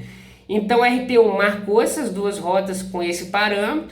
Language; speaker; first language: Portuguese; native; Portuguese